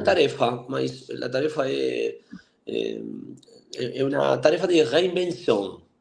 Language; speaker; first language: Portuguese; non-native, fluent; Spanish